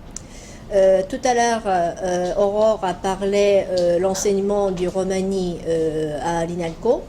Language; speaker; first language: French; non-native, fluent; Japanese